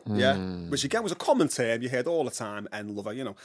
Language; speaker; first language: English; native; English